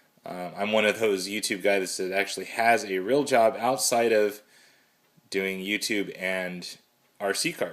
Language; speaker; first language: English; native; English